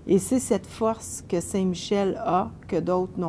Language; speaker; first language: French; native; French